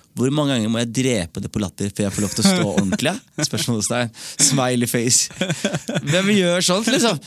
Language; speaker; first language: Norwegian; early bilingual, other home language; Somali